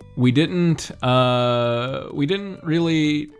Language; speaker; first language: English; native; English